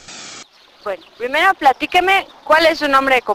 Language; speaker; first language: Spanish; native; Spanish